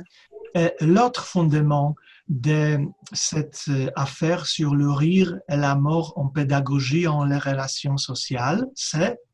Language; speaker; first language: French; non-native, fluent; Polish